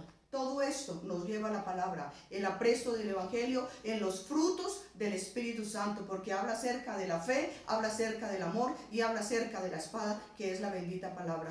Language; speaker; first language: Spanish; native; Spanish